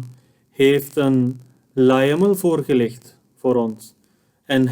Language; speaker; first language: Dutch; non-native, fluent; Urdu